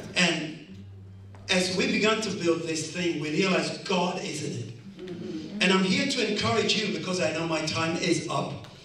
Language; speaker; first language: English; non-native, local second language; Kikuyu